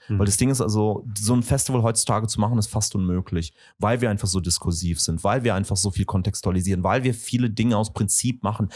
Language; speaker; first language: German; early bilingual, other home language; Russian